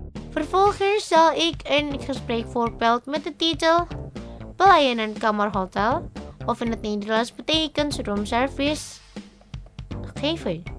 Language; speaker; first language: Dutch; non-native, learner; Indonesian